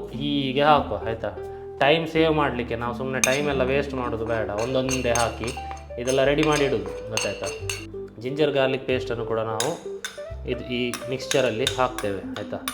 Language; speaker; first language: Kannada; native; Kannada